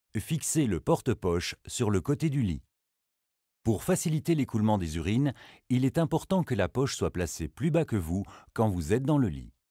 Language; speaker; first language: French; native; French